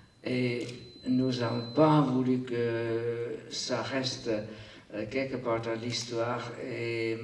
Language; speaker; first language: French; non-native, local second language; German